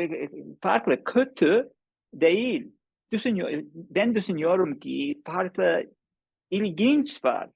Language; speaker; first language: Turkish; non-native, learner; English